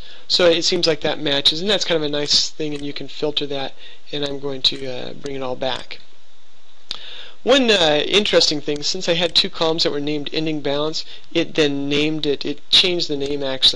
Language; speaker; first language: English; native; English